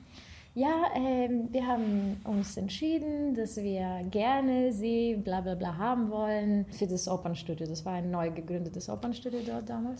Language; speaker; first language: German; non-native, fluent; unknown